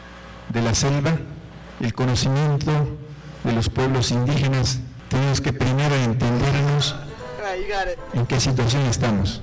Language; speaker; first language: Spanish; non-native, local second language; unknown